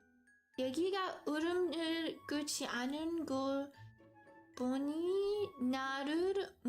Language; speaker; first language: Korean; non-native, learner; English